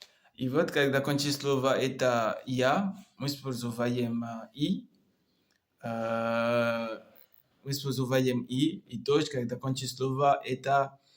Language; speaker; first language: Russian; non-native, learner; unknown